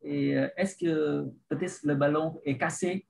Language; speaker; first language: French; non-native, learner; Vietnamese